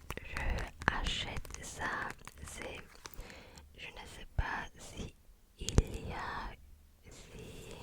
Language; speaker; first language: French; non-native, learner; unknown